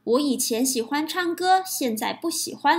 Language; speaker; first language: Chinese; non-native, fluent; English